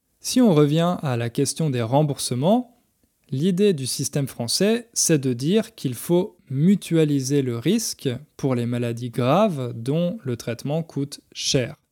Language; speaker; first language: French; native; French